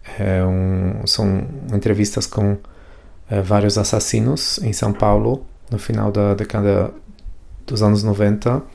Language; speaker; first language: Portuguese; non-native, fluent; Polish